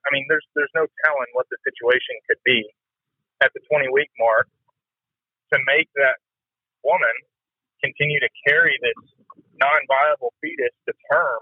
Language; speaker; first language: English; native; English